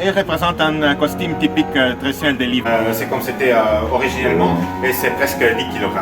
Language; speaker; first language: French; non-native, fluent; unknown